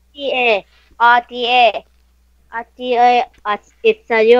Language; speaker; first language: Korean; non-native, learner; Vietnamese